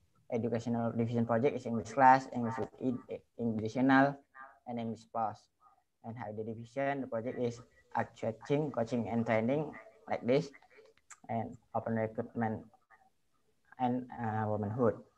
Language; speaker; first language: English; non-native, learner; Indonesian